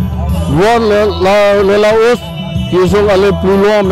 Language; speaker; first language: French; non-native, learner; Lao